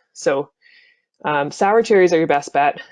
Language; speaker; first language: English; native; English